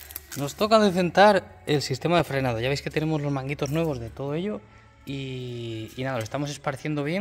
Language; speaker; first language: Spanish; native; Spanish